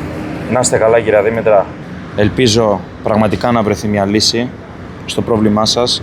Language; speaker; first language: Greek; native; Greek